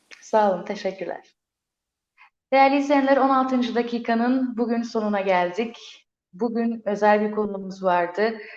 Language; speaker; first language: Turkish; native; Turkish